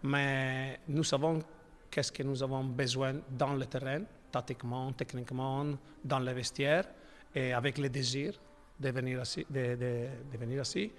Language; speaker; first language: French; non-native, learner; Italian